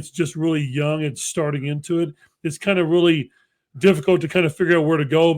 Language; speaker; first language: English; native; English